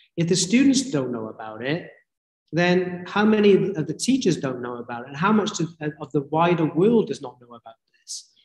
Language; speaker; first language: English; native; English